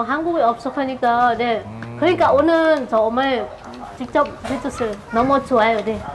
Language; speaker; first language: Korean; non-native, local second language; Lao